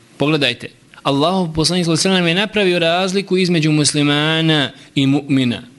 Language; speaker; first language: Bosnian; native; Bosnian